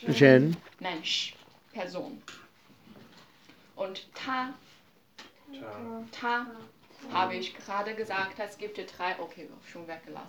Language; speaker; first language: German; non-native, learner; Chinese